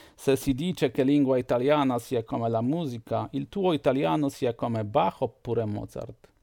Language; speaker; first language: Italian; non-native, fluent; Polish